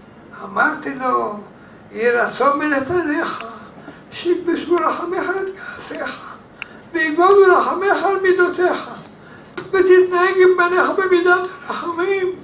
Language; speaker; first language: Hebrew; native; Hebrew